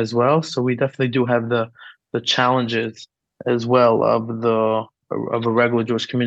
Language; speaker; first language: English; native; English